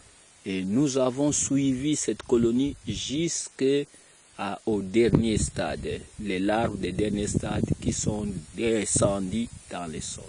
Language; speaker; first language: French; non-native, local second language; Kongo